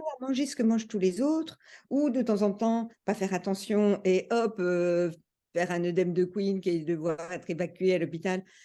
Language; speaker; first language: French; early bilingual, other home language; English